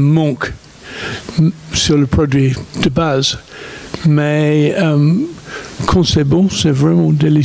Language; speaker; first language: French; non-native, fluent; English